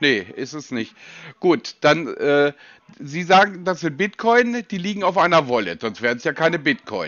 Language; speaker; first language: German; native; German